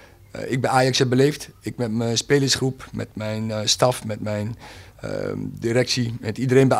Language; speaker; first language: Dutch; native; Dutch